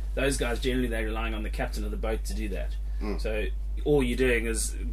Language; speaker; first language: English; native; English